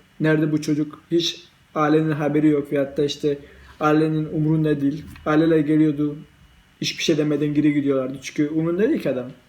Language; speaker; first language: Turkish; early bilingual, heritage; Turkish